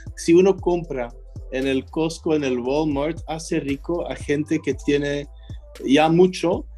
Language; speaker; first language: Spanish; non-native, fluent; French